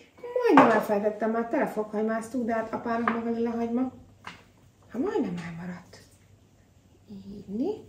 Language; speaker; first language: Hungarian; native; Hungarian